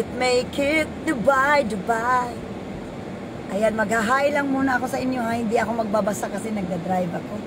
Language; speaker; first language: Filipino; non-native, local second language; Cebuano